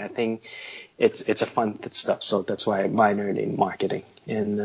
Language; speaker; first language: English; non-native, local second language; Cantonese